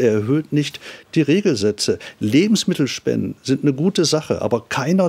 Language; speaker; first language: German; native; German